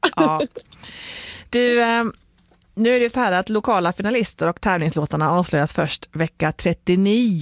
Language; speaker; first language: Swedish; native; Swedish